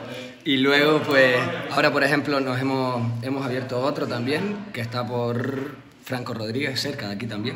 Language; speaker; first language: Spanish; native; Spanish